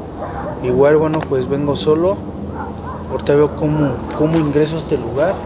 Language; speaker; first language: Spanish; native; Spanish